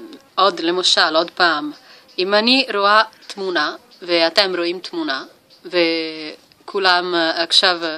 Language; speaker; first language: Hebrew; non-native, learner; Italian